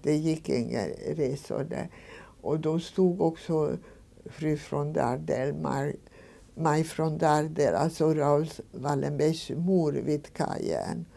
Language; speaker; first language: Swedish; non-native, fluent; Hungarian